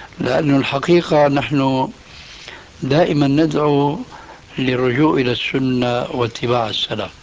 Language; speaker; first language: Arabic; early bilingual, other home language; Albanian